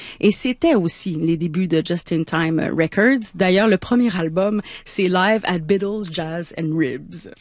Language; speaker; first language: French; native; French